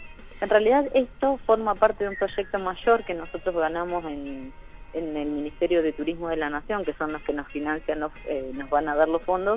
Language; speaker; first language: Spanish; native; Spanish